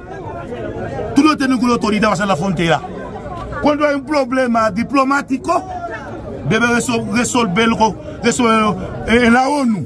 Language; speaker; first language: Spanish; non-native, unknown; Haitian Creole